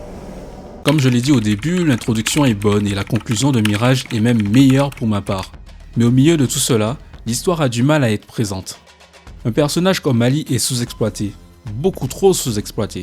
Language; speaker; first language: French; native; French